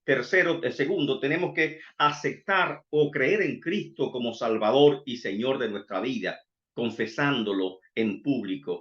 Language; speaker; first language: Spanish; native; Spanish